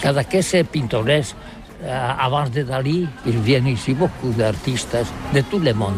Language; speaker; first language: French; non-native, learner; Catalan